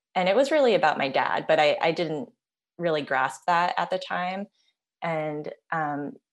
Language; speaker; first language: English; native; English